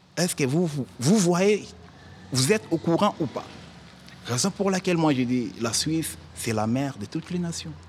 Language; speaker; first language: French; non-native, local second language; Lingala